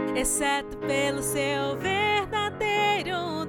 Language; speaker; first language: Portuguese; native; Portuguese